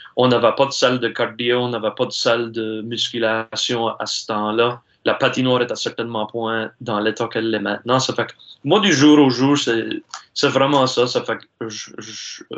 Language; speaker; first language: French; native; French